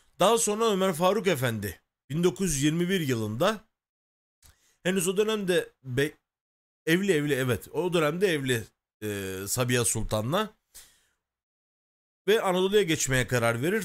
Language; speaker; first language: Turkish; native; Turkish